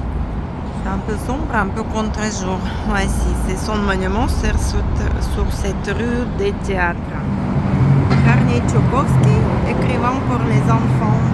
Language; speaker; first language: French; non-native, fluent; Russian